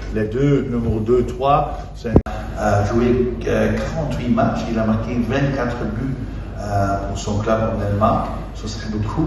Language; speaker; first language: French; non-native, fluent; Dutch